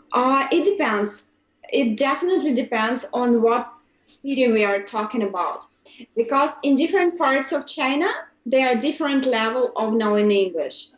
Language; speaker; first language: English; non-native, fluent; Russian